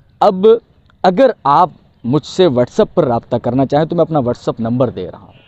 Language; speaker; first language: Urdu; native; Urdu